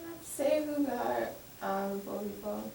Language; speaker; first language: Spanish; non-native, learner; English